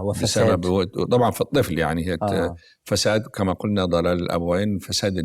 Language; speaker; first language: Arabic; native; Arabic